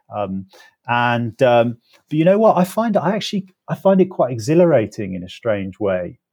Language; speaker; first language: English; native; English